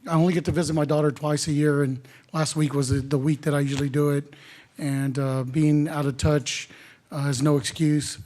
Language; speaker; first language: English; native; English